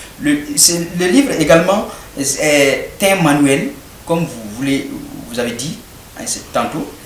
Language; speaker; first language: French; non-native, local second language; Bambara